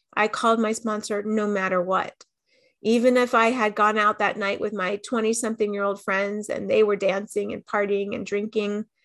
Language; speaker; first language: English; native; English